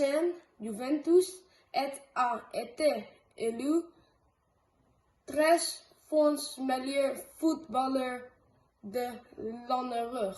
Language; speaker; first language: French; non-native, learner; Dutch